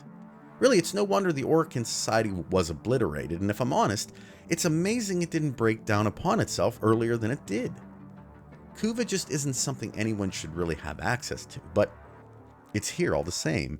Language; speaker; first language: English; native; English